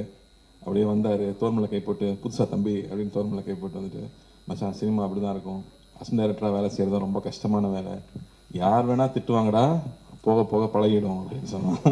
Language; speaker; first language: Tamil; native; Tamil